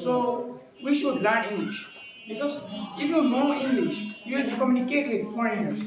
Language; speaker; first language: English; non-native, learner; Bangla